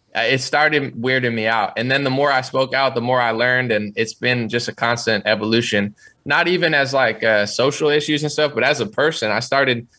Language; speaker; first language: English; native; English